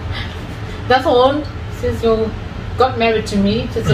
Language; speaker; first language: English; non-native, fluent; Vietnamese